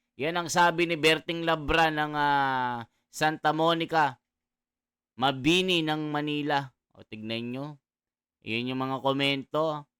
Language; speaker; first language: Filipino; native; Filipino